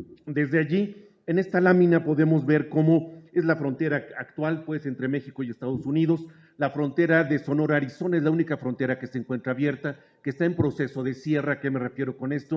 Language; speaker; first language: Spanish; native; Spanish